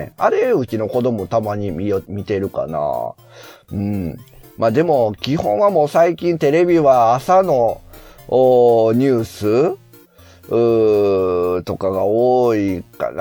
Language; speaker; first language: Japanese; native; Japanese